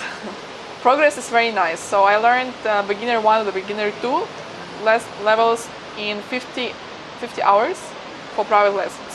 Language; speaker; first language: English; non-native, fluent; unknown